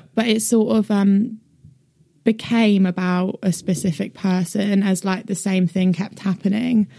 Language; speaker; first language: English; native; English